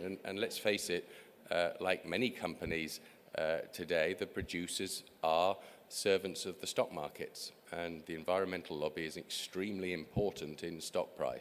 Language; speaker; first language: English; native; English